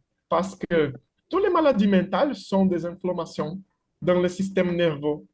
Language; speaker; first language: French; non-native, fluent; Portuguese